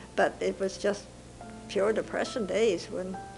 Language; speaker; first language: English; native; English